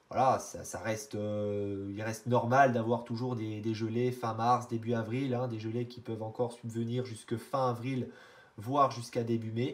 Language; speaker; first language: French; native; French